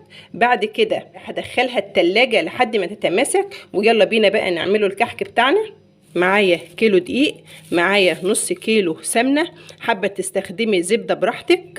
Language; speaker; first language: Arabic; native; Arabic